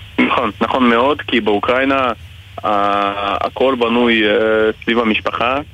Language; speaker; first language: Hebrew; non-native, fluent; Russian